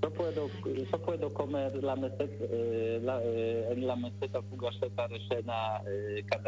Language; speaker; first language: Spanish; non-native, learner; Polish